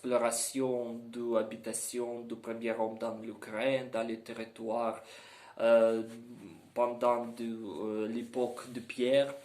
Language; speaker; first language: French; non-native, learner; Ukrainian